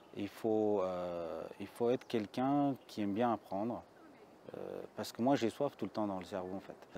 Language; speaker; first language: French; early bilingual, other home language; Amharic